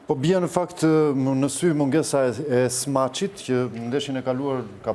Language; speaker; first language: Albanian; native; Albanian